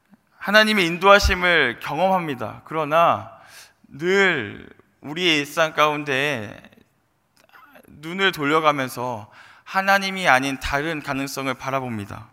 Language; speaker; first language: Korean; native; Korean